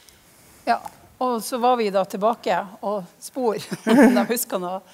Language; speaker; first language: Norwegian; native; Norwegian